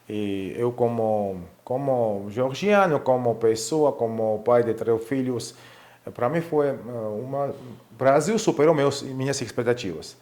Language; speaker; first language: Portuguese; non-native, fluent; Georgian